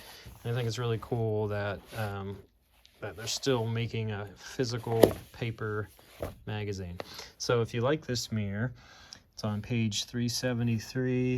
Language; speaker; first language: English; native; English